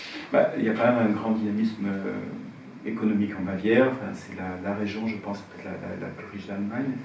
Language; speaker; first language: French; native; French